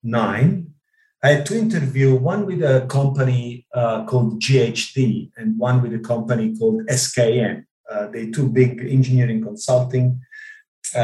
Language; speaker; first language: English; non-native, fluent; Italian